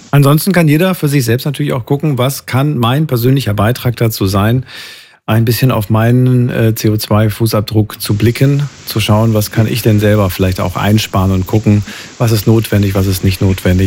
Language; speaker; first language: German; native; German